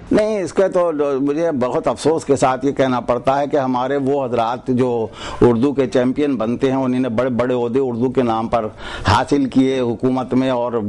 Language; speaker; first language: Urdu; native; Urdu